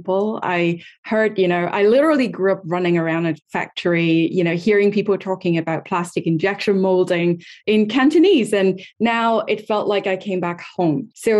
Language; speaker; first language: English; non-native, local second language; Cantonese